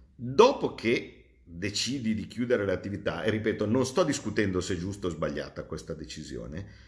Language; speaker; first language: Italian; native; Italian